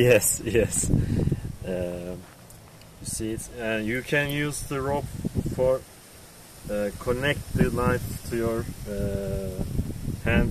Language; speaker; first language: English; non-native, learner; Turkish